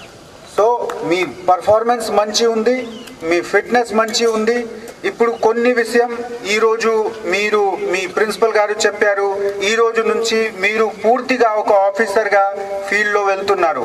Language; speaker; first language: Telugu; non-native, fluent; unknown